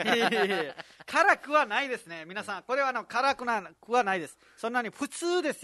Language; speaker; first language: Japanese; non-native, fluent; Nepali